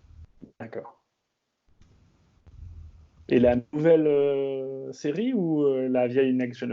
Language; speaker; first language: French; native; French